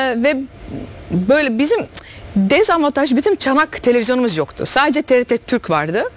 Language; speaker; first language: Turkish; early bilingual, heritage; Turkish